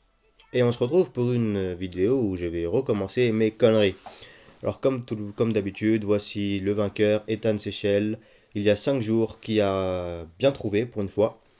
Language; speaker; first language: French; native; French